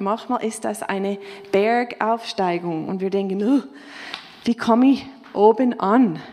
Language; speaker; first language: German; non-native, fluent; English